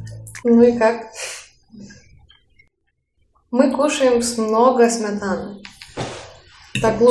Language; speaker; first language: Russian; non-native, local second language; Lithuanian